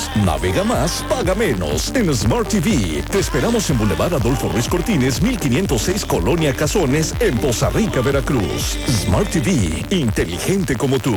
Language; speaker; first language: Spanish; native; Spanish